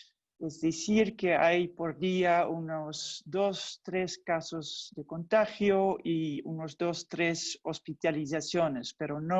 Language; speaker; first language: Spanish; non-native, fluent; Dutch